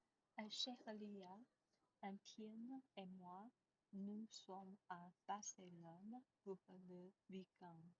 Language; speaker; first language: French; non-native, learner; Chinese